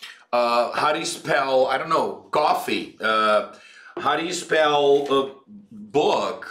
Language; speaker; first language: English; non-native, fluent; Portuguese